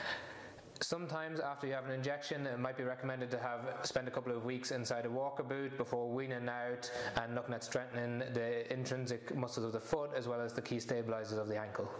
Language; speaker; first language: English; native; English